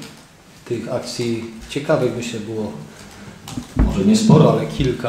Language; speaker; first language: Polish; native; Polish